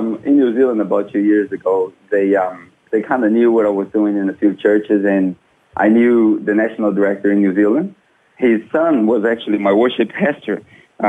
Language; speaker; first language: English; non-native, fluent; Portuguese